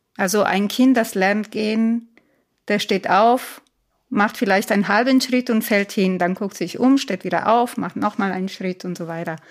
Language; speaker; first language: German; non-native, fluent; Spanish